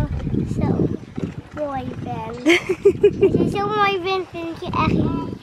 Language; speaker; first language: Dutch; early bilingual, other home language; Turkish